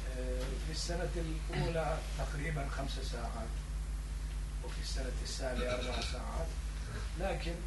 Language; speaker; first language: Arabic; non-native, fluent; Turkish